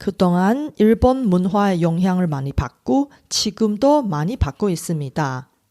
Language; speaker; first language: Korean; non-native, fluent; Chinese